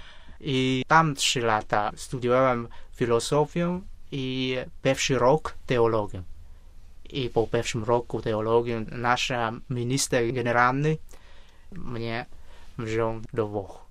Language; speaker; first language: Polish; non-native, fluent; Vietnamese